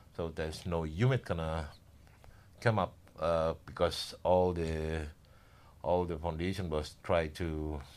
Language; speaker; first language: English; non-native, learner; Indonesian